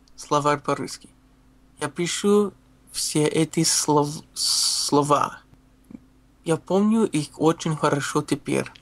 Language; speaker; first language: Russian; non-native, learner; English